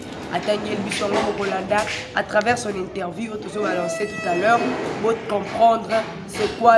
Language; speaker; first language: French; non-native, local second language; Lingala